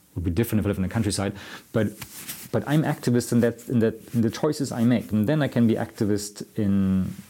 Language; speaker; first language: English; non-native, fluent; German